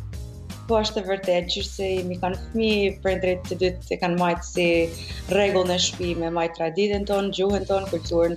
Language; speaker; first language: Albanian; early bilingual, heritage; Albanian